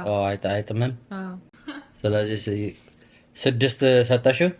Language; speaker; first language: Amharic; non-native, learner; Arabic